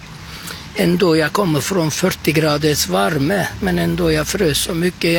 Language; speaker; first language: Swedish; non-native, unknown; Turkish